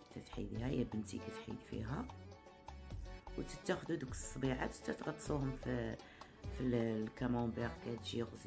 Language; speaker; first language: Arabic; native; Arabic